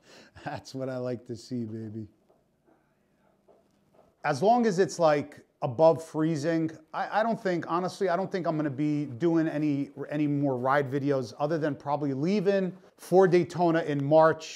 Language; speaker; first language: English; native; English